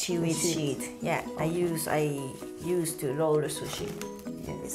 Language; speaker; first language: English; non-native, learner; Japanese